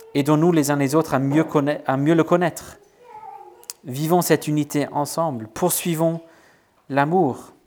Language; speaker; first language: French; non-native, fluent; English